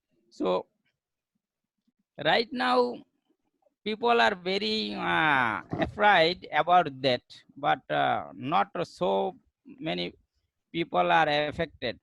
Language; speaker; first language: English; non-native, learner; Bangla